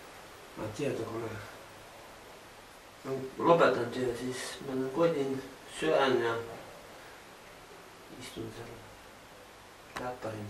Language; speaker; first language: Finnish; non-native, learner; Estonian